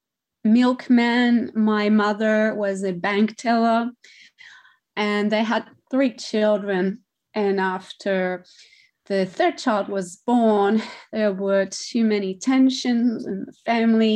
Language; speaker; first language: English; non-native, fluent; French